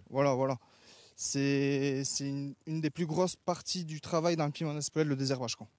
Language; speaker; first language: French; native; French